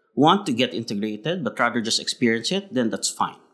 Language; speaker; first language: English; non-native, local second language; Filipino